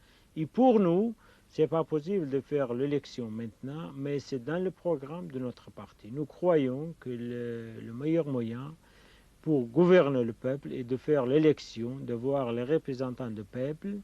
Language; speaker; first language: French; non-native, fluent; Kurdish